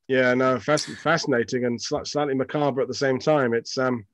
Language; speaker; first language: English; native; English